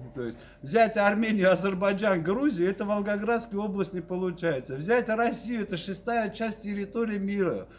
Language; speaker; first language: Russian; non-native, local second language; Armenian